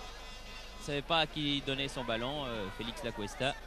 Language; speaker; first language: French; native; French